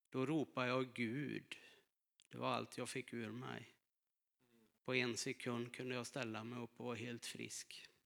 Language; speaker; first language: Swedish; native; Swedish